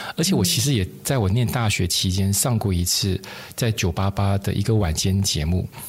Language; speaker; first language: Chinese; native; Chinese